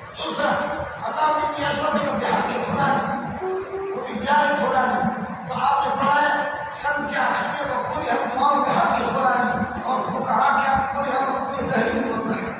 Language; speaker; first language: Urdu; non-native, local second language; Baluchi